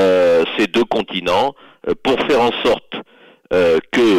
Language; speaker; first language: French; native; French